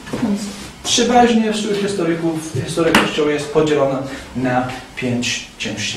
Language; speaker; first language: Polish; non-native, fluent; English